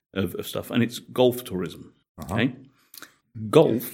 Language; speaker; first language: English; native; English